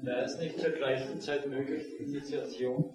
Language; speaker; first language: German; native; German